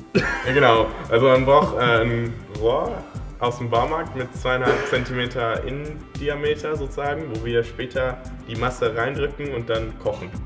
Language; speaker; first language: German; early bilingual, heritage; Dutch